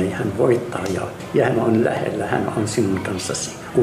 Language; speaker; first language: Finnish; non-native, learner; Arabic